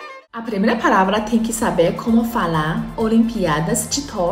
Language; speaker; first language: Portuguese; non-native, fluent; Chinese